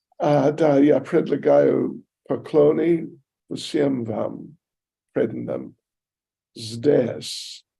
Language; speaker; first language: Russian; non-native, learner; English